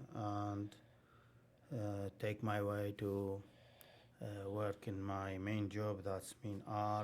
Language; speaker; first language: English; non-native, learner; Arabic